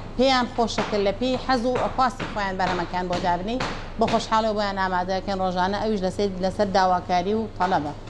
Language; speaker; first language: Central Kurdish; native; Central Kurdish